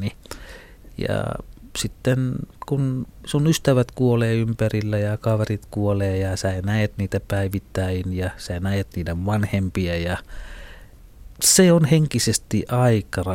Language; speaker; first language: Finnish; non-native, fluent; Tamil